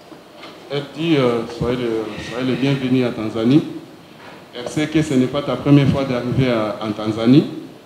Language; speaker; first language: French; non-native, fluent; Swahili